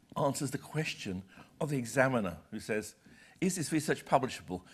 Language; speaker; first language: English; native; English